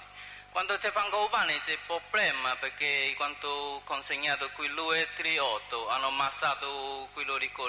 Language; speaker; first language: Italian; non-native, learner; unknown